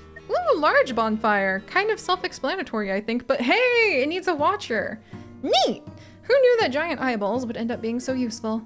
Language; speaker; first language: English; native; English